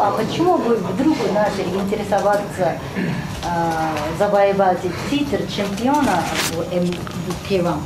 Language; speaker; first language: Russian; non-native, fluent; Japanese